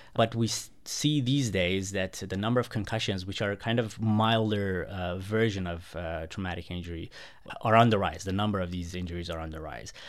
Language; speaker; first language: English; non-native, fluent; Persian